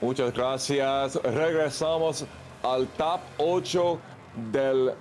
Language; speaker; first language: Spanish; non-native, learner; English